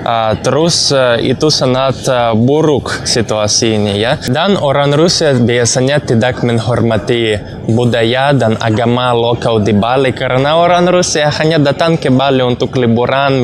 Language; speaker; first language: Indonesian; non-native, learner; Russian